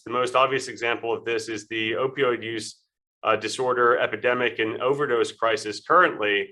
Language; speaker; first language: English; native; English